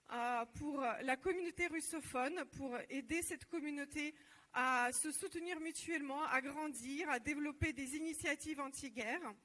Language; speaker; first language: French; non-native, fluent; Russian